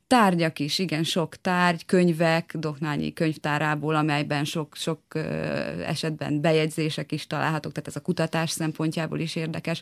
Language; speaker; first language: Hungarian; native; Hungarian